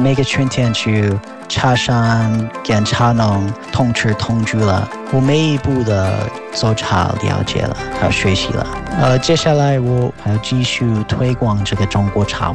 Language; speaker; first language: Chinese; non-native, fluent; English